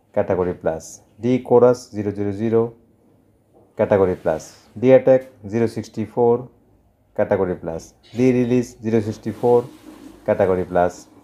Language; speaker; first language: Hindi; non-native, local second language; Bangla